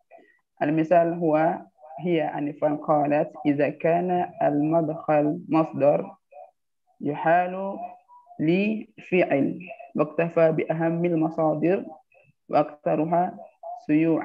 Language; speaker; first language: Arabic; non-native, learner; Indonesian